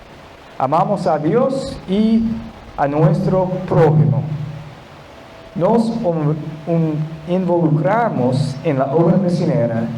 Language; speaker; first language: Spanish; non-native, fluent; English